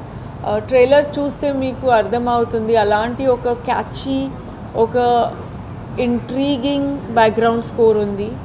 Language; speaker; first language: Telugu; non-native, fluent; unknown